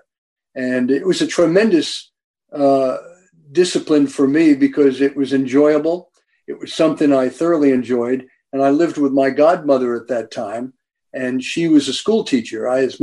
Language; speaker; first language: English; native; English